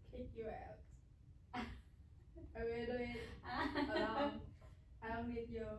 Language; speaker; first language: English; non-native, learner; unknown